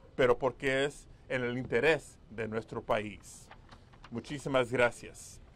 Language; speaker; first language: Spanish; early bilingual, heritage; Spanish